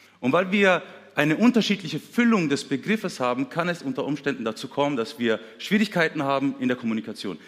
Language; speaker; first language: German; early bilingual, other home language; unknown